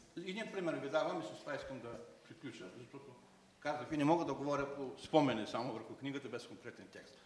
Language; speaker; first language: Bulgarian; native; Bulgarian